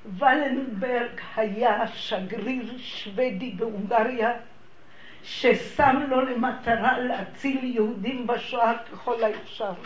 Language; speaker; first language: Hebrew; early bilingual, other home language; Hungarian